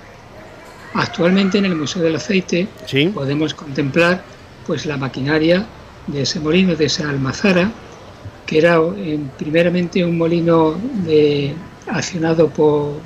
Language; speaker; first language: Spanish; native; Spanish